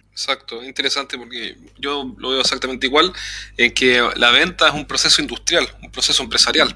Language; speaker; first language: Spanish; native; Spanish